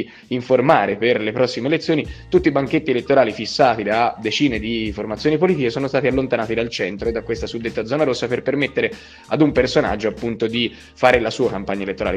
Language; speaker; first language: Italian; native; Italian